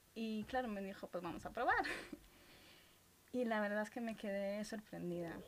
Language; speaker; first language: Spanish; early bilingual, other home language; Romanian